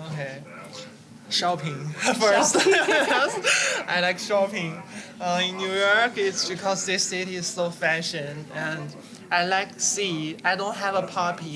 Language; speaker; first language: English; non-native, learner; Chinese